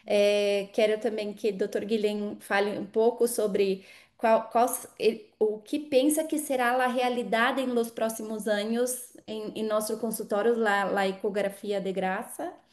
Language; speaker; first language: Portuguese; non-native, fluent; Spanish